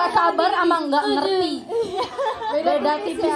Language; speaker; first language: Indonesian; native; Indonesian